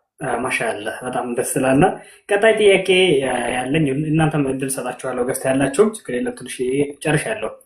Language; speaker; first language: Amharic; non-native, local second language; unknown